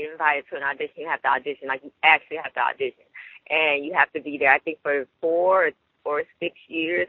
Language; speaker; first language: English; native; English